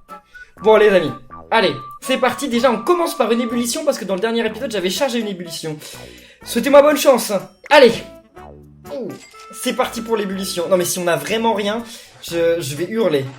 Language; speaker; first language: French; native; French